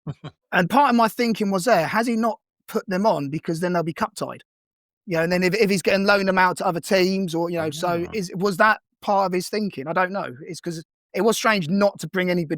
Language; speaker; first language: English; native; English